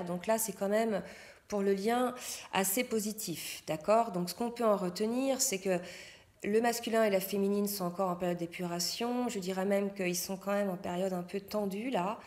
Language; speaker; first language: French; native; French